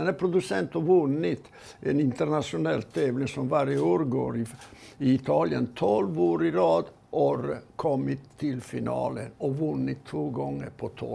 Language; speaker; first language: Swedish; non-native, fluent; Italian